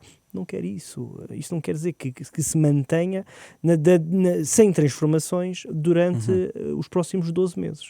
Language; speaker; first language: Portuguese; native; Portuguese